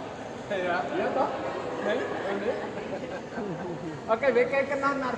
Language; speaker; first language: Dutch; non-native, learner; Indonesian